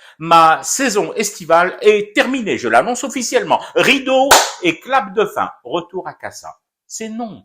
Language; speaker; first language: French; non-native, local second language; Arabic